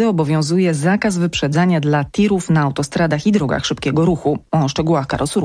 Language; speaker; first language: Polish; native; Polish